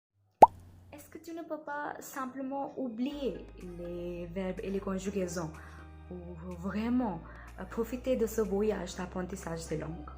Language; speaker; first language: French; non-native, learner; Hindi